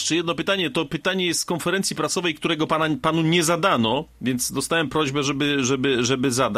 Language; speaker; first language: Polish; native; Polish